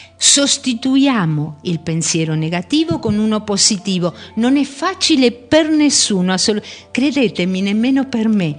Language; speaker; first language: Italian; early bilingual, heritage; Spanish